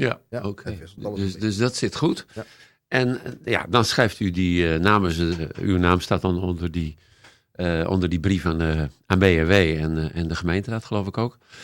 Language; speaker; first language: Dutch; native; Dutch